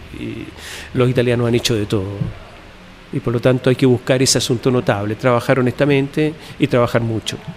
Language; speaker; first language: Spanish; native; Spanish